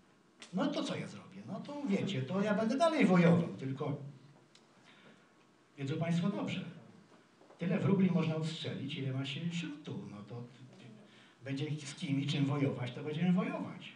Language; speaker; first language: Polish; native; Polish